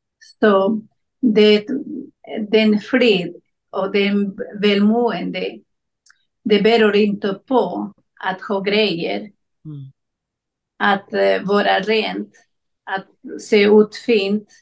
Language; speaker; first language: Swedish; non-native, learner; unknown